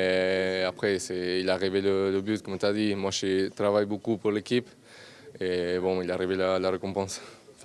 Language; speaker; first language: French; non-native, fluent; Spanish